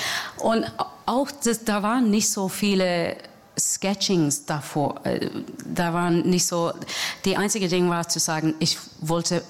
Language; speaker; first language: German; non-native, fluent; English